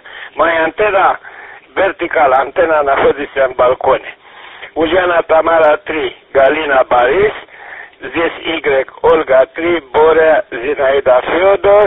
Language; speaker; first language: Russian; non-native, learner; Romanian